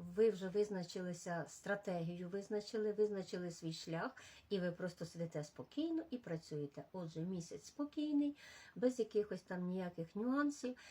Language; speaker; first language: Ukrainian; non-native, local second language; Russian